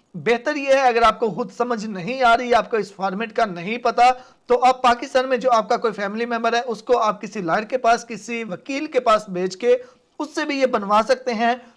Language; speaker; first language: Urdu; non-native, local second language; Punjabi